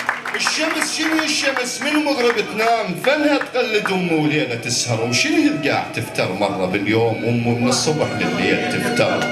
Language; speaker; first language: Arabic; native; Arabic